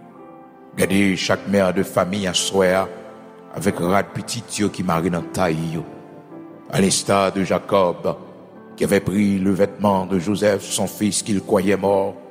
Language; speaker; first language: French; non-native, local second language; Haitian Creole